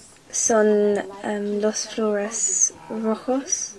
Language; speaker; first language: Spanish; non-native, learner; English